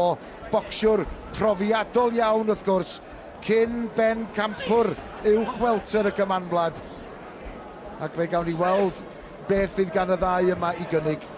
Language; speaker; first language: Welsh; native; Welsh